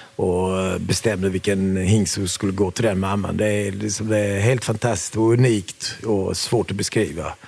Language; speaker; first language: Swedish; early bilingual, other home language; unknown